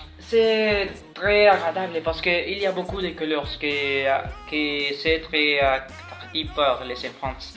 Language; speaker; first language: French; non-native, learner; Spanish